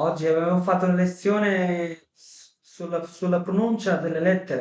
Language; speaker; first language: Italian; non-native, fluent; Bangla